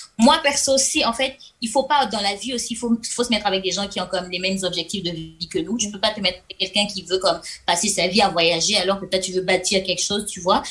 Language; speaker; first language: French; non-native, local second language; Lingala